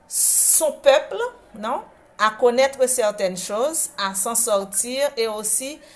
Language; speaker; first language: French; non-native, local second language; Haitian Creole